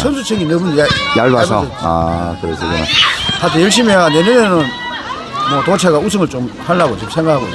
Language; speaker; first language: Korean; native; Korean